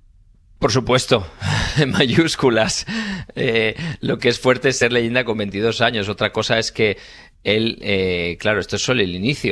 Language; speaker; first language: Spanish; native; Spanish